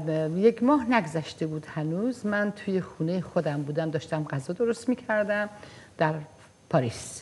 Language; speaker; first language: Persian; non-native, fluent; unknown